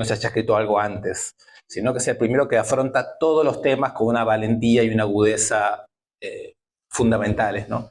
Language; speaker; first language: Spanish; native; Spanish